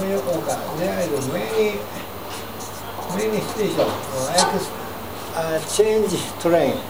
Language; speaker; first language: English; non-native, learner; Japanese